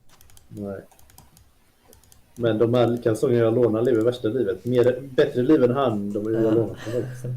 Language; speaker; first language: Swedish; native; Swedish